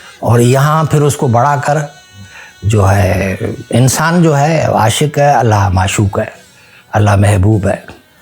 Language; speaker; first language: Urdu; non-native, local second language; Sindhi